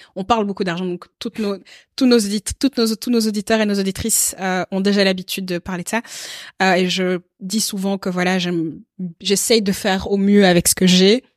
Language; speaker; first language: French; native; French